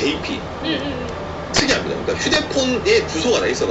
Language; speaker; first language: Korean; native; Korean